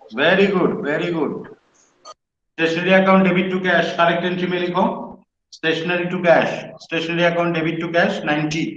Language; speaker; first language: Hindi; non-native, local second language; Bangla